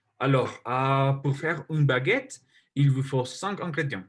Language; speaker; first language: French; non-native, learner; Spanish